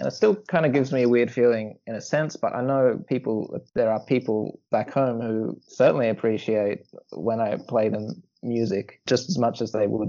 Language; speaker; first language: English; native; English